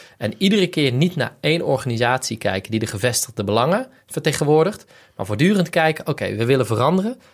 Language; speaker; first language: Dutch; native; Dutch